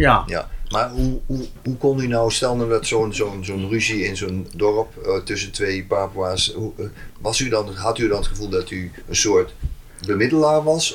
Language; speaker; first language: Dutch; native; Dutch